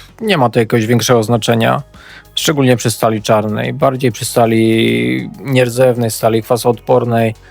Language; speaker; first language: Polish; native; Polish